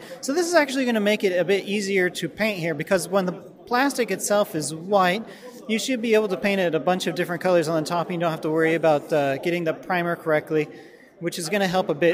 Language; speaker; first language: English; native; English